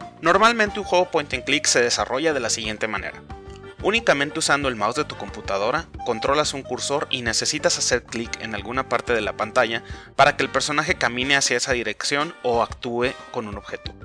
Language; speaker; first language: Spanish; native; Spanish